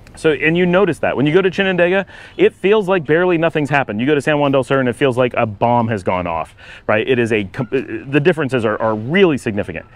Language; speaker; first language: English; native; English